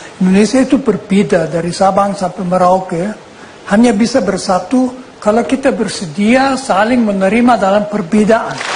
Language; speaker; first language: Indonesian; non-native, fluent; German